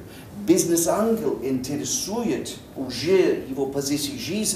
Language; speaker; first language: Russian; non-native, learner; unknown